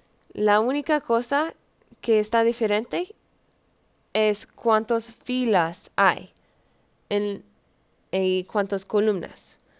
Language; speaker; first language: Spanish; early bilingual, heritage; Spanish